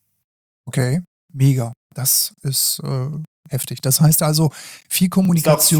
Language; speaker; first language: German; native; German